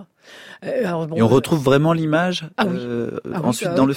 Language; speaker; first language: French; native; French